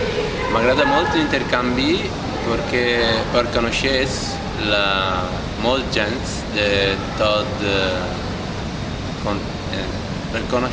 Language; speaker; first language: Catalan; non-native, learner; Italian